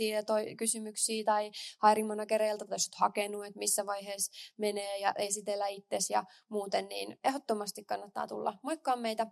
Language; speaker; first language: Finnish; native; Finnish